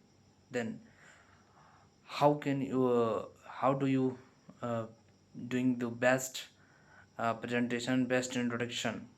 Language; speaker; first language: English; non-native, learner; Hindi